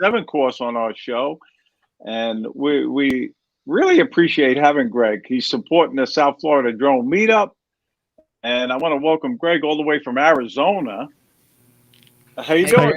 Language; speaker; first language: English; native; English